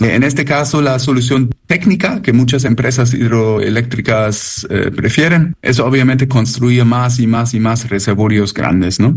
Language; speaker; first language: Spanish; native; Spanish